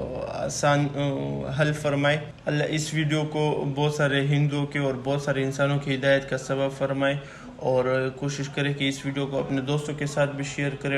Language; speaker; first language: Hindi; native; Hindi